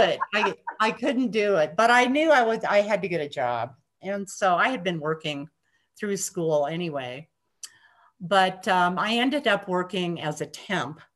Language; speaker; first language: English; native; English